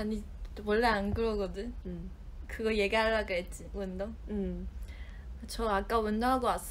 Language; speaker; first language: Korean; non-native, fluent; Chinese